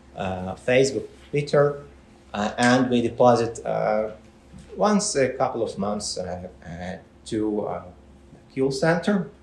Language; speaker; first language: English; non-native, fluent; Ukrainian